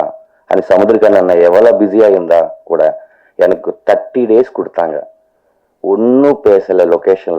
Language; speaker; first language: Tamil; non-native, learner; Telugu